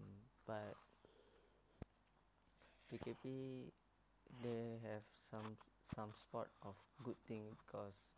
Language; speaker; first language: English; non-native, learner; Malay